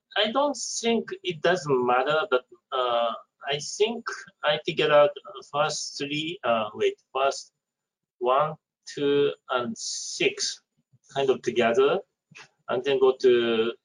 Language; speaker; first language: English; non-native, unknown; Japanese